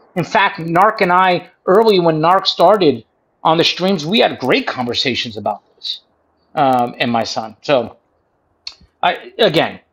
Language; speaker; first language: English; native; English